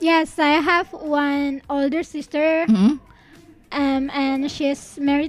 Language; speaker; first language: English; non-native, learner; Indonesian